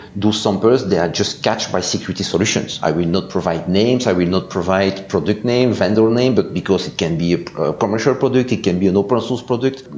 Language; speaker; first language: English; non-native, fluent; French